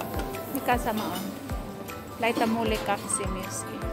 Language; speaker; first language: Finnish; non-native, learner; Filipino